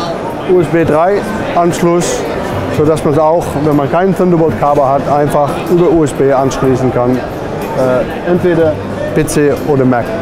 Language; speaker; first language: German; non-native, fluent; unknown